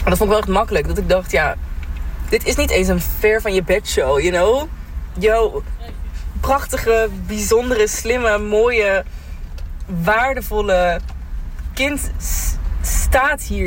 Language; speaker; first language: Dutch; native; Dutch